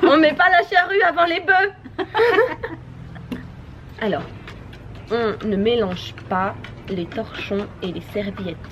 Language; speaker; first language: French; native; French